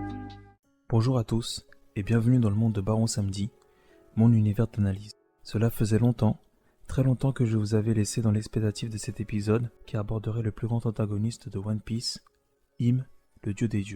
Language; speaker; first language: French; native; French